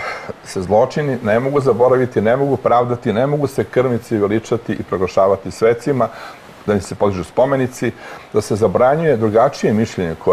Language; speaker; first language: Croatian; native; Croatian